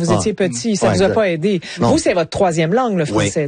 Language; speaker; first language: French; native; French